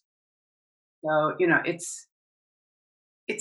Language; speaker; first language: English; non-native, fluent; Serbian